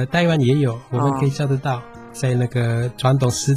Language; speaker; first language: Chinese; non-native, fluent; Indonesian